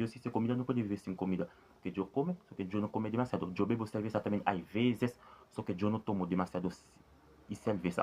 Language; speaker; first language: Spanish; non-native, learner; Haitian Creole